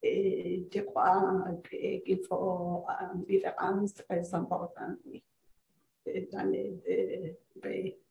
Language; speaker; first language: French; non-native, fluent; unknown